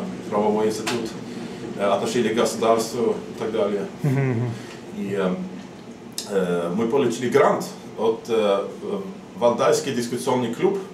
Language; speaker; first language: Russian; non-native, fluent; Swedish